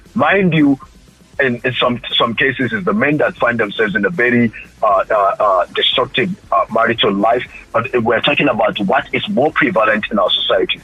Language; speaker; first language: English; non-native, local second language; Hausa